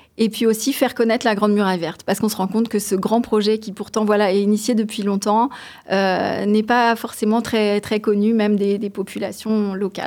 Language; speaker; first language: French; native; French